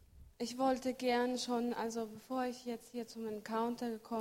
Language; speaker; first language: German; early bilingual, other home language; Russian